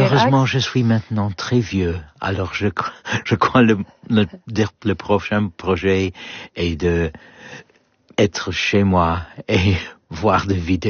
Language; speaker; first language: French; non-native, fluent; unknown